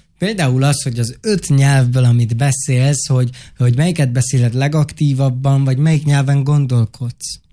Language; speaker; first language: Hungarian; native; Hungarian